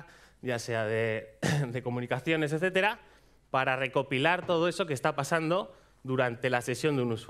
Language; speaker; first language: Spanish; native; Spanish